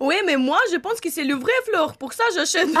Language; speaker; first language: French; non-native, learner; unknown